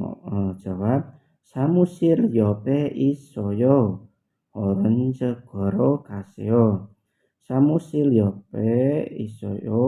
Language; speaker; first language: Korean; non-native, learner; Indonesian